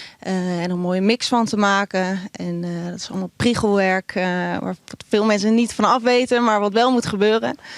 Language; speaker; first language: Dutch; non-native, local second language; Western Frisian